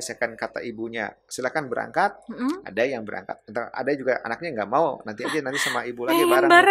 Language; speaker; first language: Indonesian; native; Indonesian